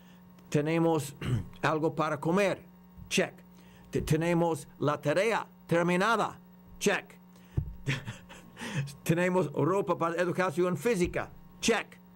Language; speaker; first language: Spanish; non-native, fluent; English